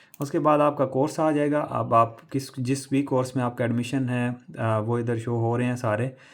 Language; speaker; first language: Urdu; non-native, local second language; Punjabi